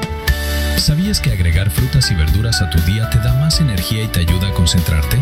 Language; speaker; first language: Spanish; native; Spanish